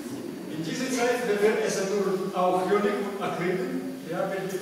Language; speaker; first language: German; non-native, learner; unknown